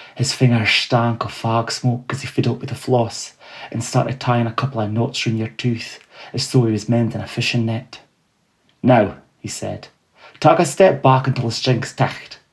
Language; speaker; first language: English; native; English